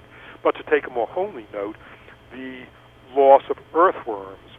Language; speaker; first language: English; native; English